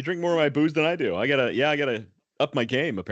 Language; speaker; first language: English; native; English